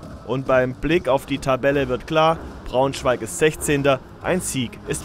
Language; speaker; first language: German; native; German